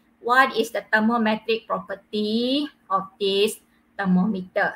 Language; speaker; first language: English; non-native, local second language; Malay